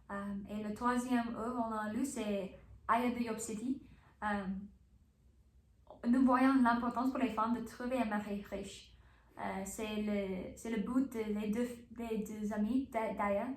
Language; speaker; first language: French; non-native, learner; English